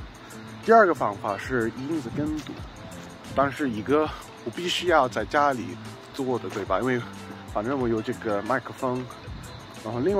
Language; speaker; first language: Chinese; non-native, fluent; English